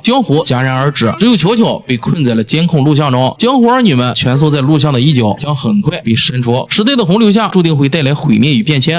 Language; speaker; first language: Chinese; native; Chinese